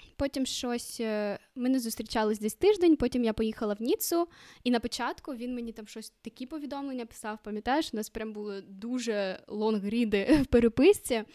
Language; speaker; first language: Ukrainian; non-native, local second language; Russian